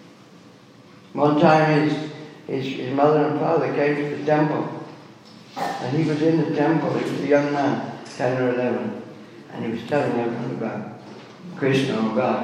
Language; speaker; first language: English; native; English